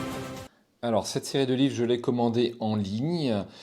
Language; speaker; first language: French; native; French